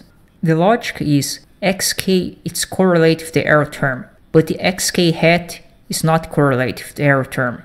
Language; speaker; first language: English; non-native, fluent; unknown